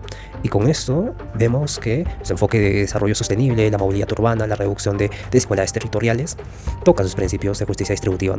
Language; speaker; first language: Spanish; native; Spanish